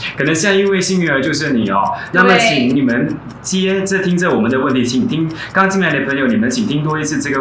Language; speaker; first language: Chinese; native; Chinese